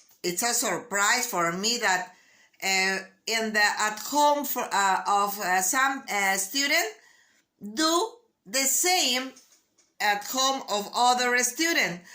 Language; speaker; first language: English; non-native, learner; Spanish